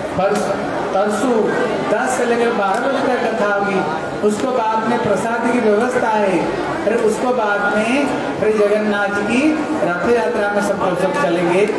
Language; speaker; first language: Hindi; native; Hindi